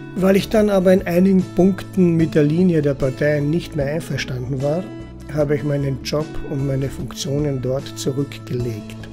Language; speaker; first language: German; non-native, local second language; Slovenian